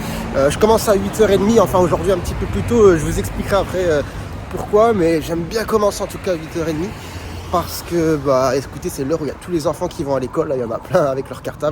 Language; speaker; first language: French; native; French